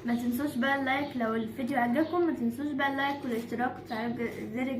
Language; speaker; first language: Arabic; native; Arabic